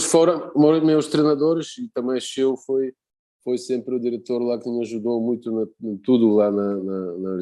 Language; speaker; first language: Portuguese; non-native, fluent; Bulgarian